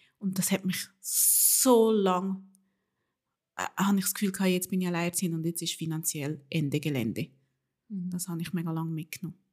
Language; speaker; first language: German; early bilingual, other home language; Spanish